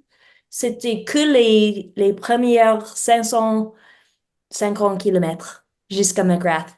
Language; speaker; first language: French; non-native, learner; English